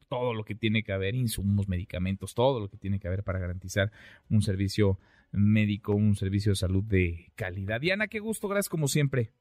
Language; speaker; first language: Spanish; native; Spanish